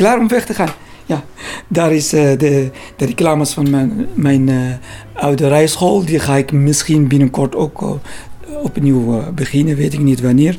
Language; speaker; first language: Dutch; non-native, learner; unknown